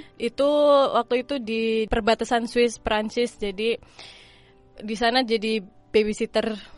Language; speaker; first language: Indonesian; native; Indonesian